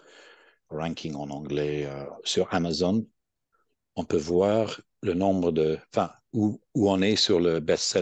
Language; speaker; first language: French; non-native, fluent; English